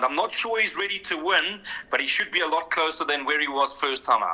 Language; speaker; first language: English; native; English